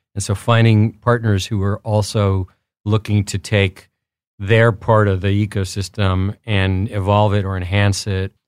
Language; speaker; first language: English; early bilingual, other home language; Spanish